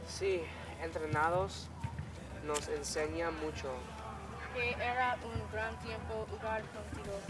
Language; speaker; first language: Spanish; non-native, learner; English